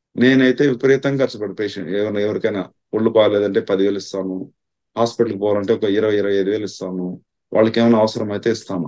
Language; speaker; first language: Telugu; non-native, local second language; Tamil